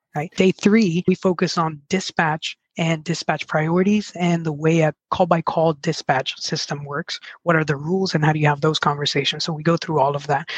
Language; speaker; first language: English; early bilingual, other home language; Spanish